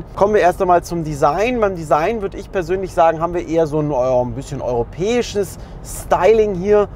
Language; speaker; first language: German; native; German